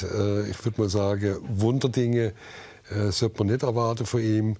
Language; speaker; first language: German; native; German